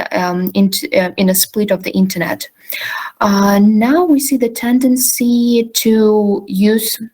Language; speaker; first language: English; non-native, fluent; Ukrainian